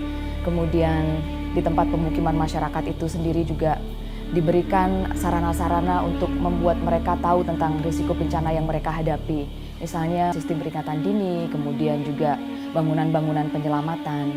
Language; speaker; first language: Indonesian; native; Indonesian